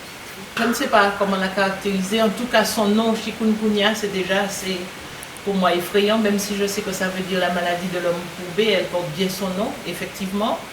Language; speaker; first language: French; native; French